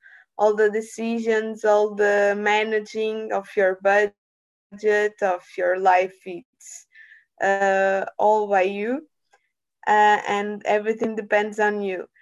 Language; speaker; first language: English; non-native, learner; Portuguese